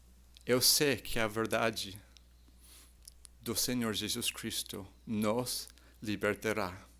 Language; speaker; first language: Portuguese; non-native, fluent; English